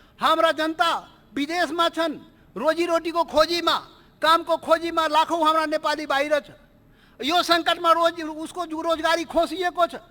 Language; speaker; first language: Nepali; non-native, local second language; Maithili